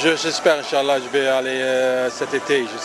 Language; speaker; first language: French; non-native, local second language; Arabic